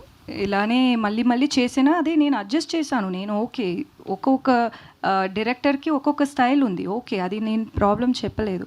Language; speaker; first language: Telugu; non-native, learner; Tamil